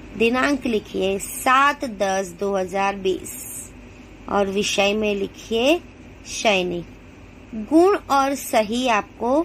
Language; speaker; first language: Hindi; non-native, local second language; Gujarati